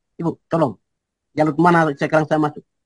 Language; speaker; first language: Indonesian; non-native, local second language; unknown